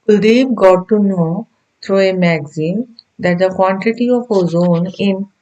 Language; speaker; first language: English; non-native, local second language; Punjabi